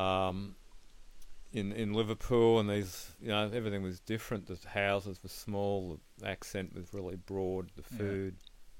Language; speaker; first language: English; native; English